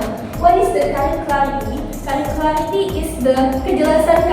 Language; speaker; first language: English; non-native, learner; Indonesian